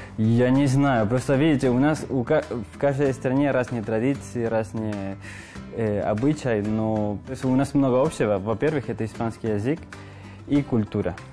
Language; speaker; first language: Russian; non-native, fluent; Spanish